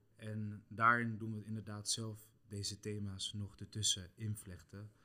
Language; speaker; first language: Dutch; early bilingual, other home language; Kabuverdianu